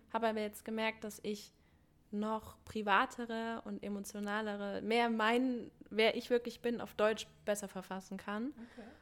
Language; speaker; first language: German; early bilingual, other home language; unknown